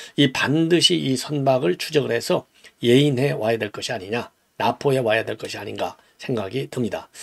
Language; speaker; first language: Korean; native; Korean